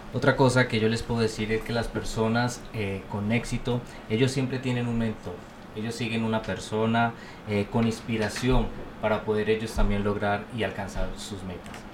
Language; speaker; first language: Spanish; native; Spanish